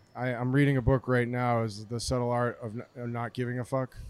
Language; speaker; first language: English; native; English